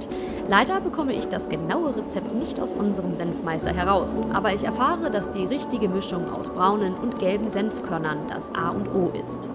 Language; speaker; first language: German; native; German